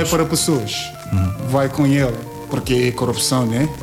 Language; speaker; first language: Portuguese; non-native, learner; Yoruba